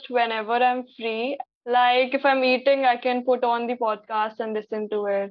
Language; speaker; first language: English; non-native, local second language; Hindi